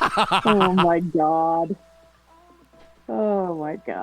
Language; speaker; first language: English; native; English